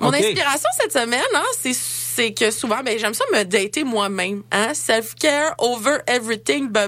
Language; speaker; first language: French; native; French